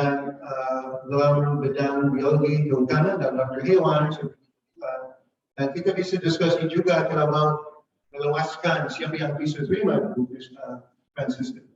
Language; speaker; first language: Indonesian; non-native, fluent; English